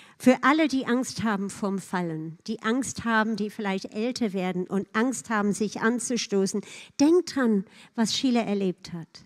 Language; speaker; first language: German; non-native, fluent; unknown